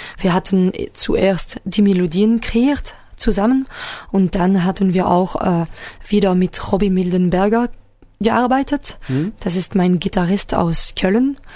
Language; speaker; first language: German; non-native, local second language; French